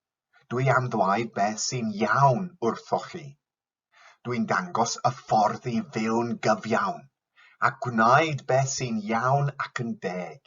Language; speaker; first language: Welsh; non-native, fluent; English